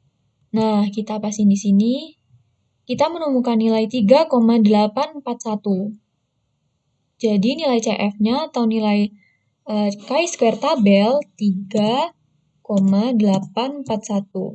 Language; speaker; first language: Indonesian; native; Indonesian